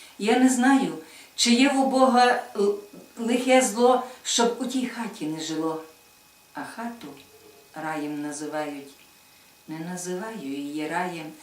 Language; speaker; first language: Ukrainian; native; Ukrainian